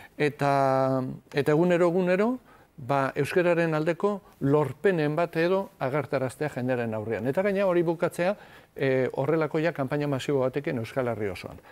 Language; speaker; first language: Basque; native; Basque